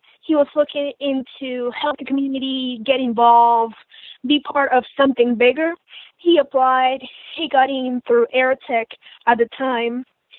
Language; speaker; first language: English; non-native, fluent; Spanish